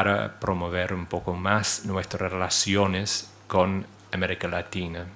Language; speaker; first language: Spanish; non-native, fluent; English